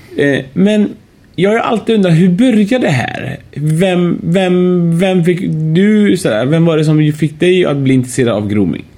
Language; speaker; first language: Swedish; early bilingual, other home language; Persian